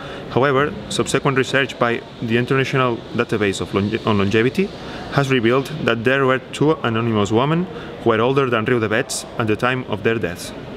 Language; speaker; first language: English; non-native, fluent; Catalan